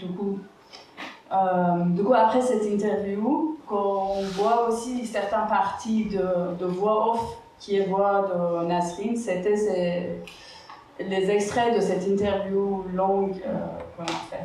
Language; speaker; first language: French; non-native, fluent; Persian